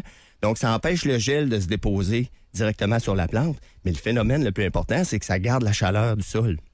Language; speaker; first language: French; native; French